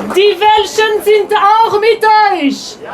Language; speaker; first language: German; non-native, local second language; French